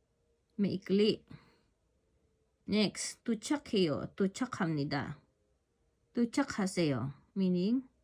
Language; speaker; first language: Korean; non-native, learner; Filipino